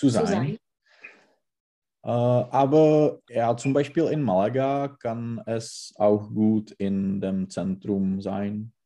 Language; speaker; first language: German; non-native, learner; Czech